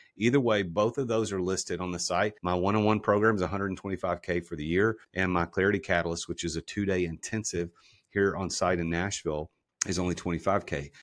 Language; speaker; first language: English; native; English